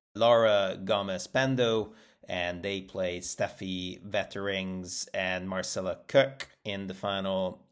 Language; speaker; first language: English; native; English